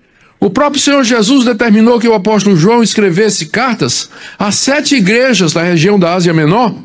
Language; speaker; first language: Portuguese; native; Portuguese